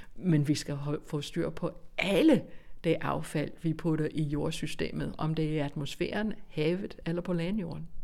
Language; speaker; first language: Danish; non-native, fluent; English